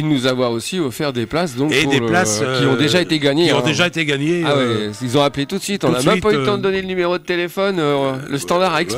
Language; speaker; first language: French; native; French